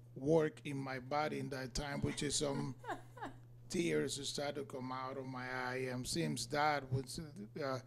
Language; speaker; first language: English; non-native, fluent; Spanish